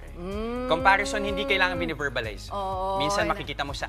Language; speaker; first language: Filipino; native; Filipino